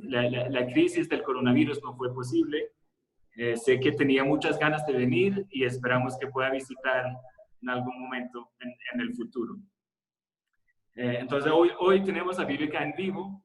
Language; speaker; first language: Spanish; non-native, fluent; Swedish